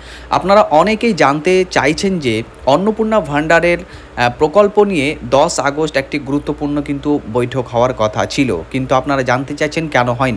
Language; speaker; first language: Bangla; native; Bangla